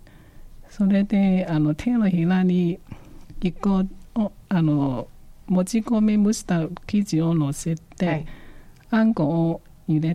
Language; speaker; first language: Japanese; non-native, fluent; Chinese